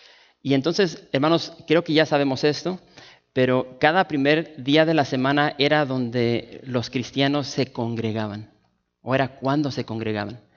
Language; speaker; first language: Spanish; native; Spanish